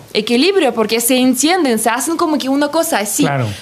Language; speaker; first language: Spanish; non-native, fluent; Russian